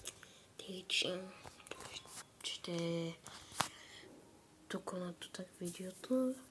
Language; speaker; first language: Bulgarian; non-native, local second language; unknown